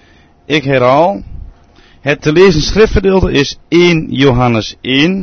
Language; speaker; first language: Dutch; native; Dutch